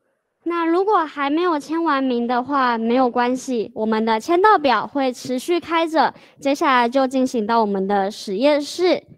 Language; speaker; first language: Chinese; native; Chinese